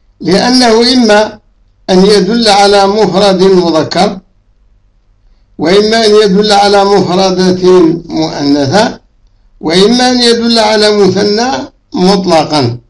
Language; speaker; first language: Arabic; native; Arabic